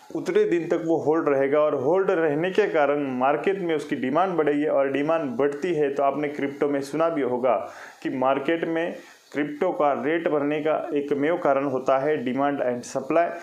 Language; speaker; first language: Hindi; non-native, local second language; Marathi